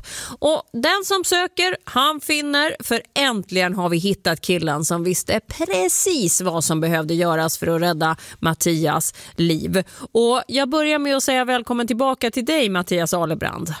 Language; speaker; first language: Swedish; native; Swedish